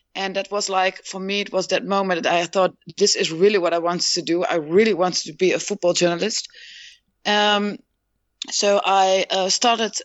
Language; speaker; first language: English; non-native, fluent; Dutch